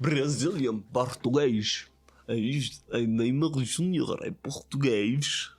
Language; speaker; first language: Portuguese; non-native, learner; German